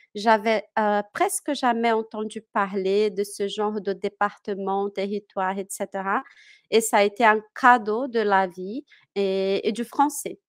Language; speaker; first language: French; non-native, fluent; Portuguese